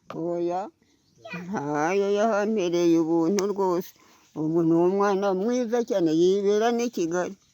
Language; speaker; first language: Kinyarwanda; native; Kinyarwanda